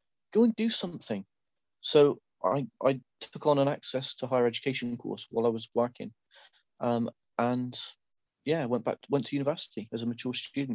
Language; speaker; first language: English; native; English